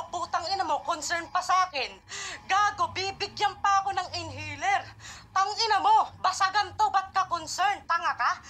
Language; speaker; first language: Filipino; non-native, local second language; Hiligaynon